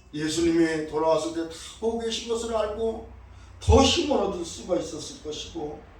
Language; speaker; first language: Korean; native; Korean